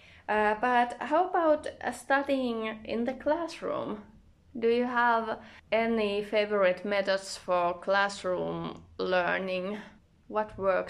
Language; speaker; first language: English; non-native, fluent; Finnish